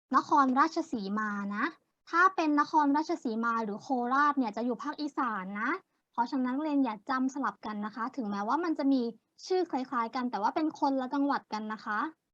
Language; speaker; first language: Thai; native; Thai